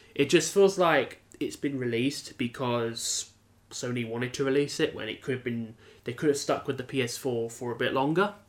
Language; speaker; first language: English; native; English